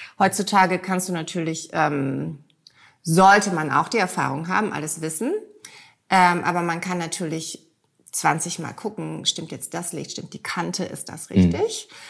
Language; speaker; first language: German; early bilingual, heritage; German